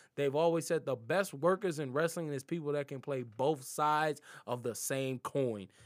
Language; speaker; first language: English; native; English